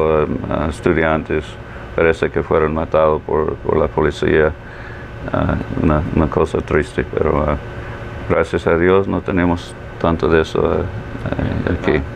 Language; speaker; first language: Spanish; non-native, fluent; English